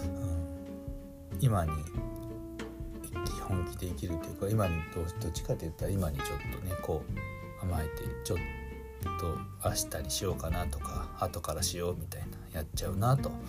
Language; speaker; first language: Japanese; native; Japanese